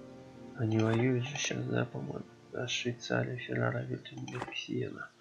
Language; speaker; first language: Russian; native; Russian